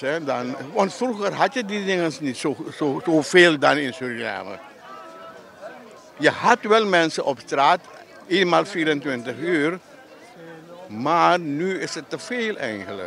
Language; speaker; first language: Dutch; non-native, local second language; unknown